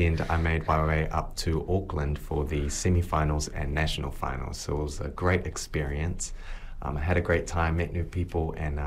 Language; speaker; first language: English; native; English